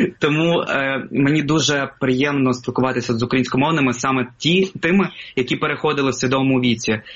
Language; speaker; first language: Ukrainian; non-native, local second language; Russian